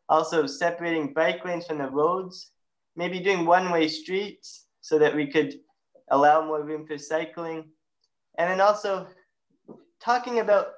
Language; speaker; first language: English; native; English